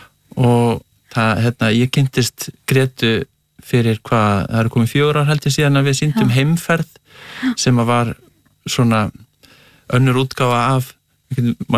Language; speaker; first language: Icelandic; native; Icelandic